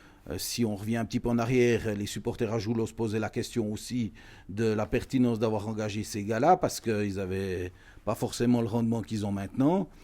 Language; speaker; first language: French; native; French